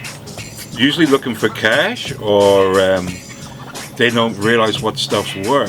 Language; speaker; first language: English; non-native, fluent; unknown